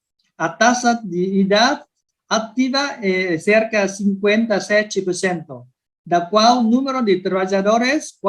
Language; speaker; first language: Portuguese; non-native, learner; Vietnamese